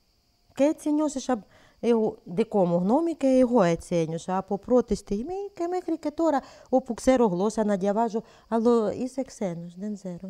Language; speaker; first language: Greek; non-native, learner; Ukrainian